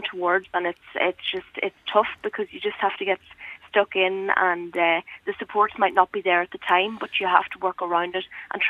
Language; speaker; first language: English; native; English